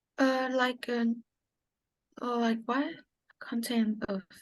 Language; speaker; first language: English; non-native, learner; Vietnamese